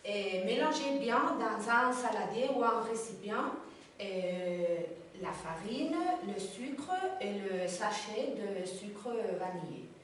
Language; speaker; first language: French; non-native, learner; Spanish